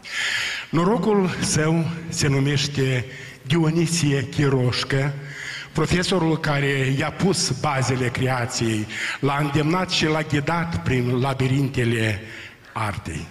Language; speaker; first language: Romanian; native; Romanian